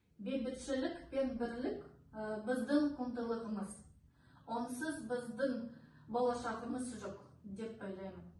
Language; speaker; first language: Kazakh; non-native, local second language; Russian